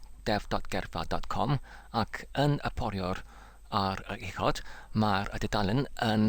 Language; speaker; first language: Welsh; non-native, learner; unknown